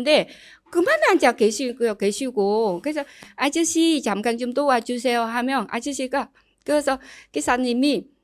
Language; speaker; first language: Korean; non-native, learner; Vietnamese